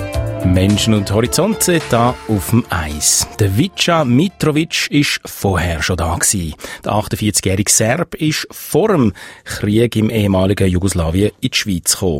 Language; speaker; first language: German; native; German